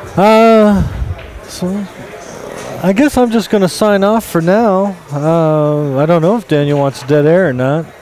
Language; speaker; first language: English; native; English